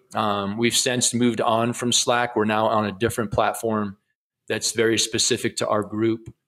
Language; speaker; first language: English; native; English